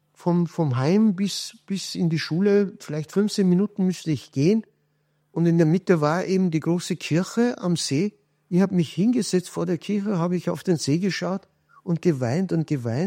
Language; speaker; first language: German; non-native, fluent; Kurdish